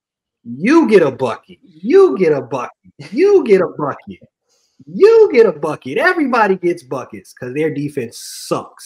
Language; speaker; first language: English; native; English